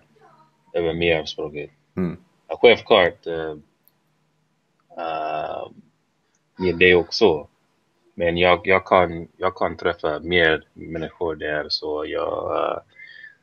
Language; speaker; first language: Swedish; non-native, learner; English